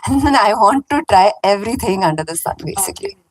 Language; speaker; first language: Telugu; non-native, fluent; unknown